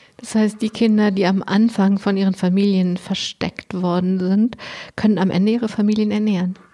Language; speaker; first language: German; native; German